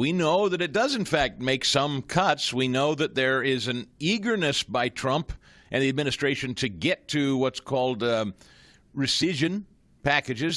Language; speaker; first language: English; native; English